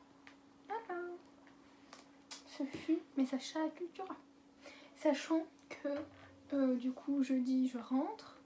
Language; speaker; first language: French; native; French